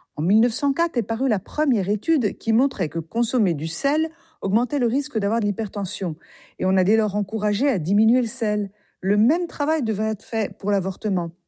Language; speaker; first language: French; native; French